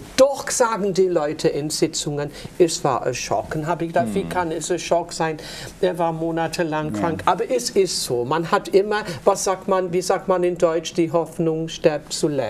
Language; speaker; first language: German; non-native, fluent; English